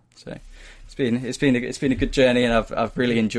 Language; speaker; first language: English; native; English